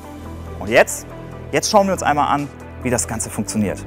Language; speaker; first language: German; native; German